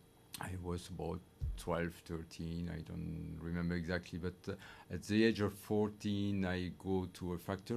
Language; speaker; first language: English; non-native, fluent; French